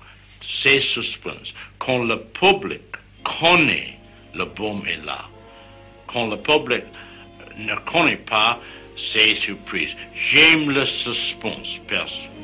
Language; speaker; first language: French; non-native, learner; English